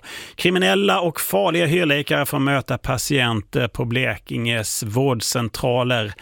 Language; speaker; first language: Swedish; native; Swedish